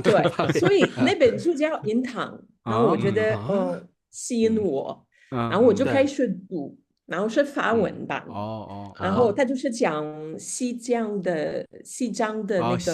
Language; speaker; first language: Chinese; non-native, fluent; French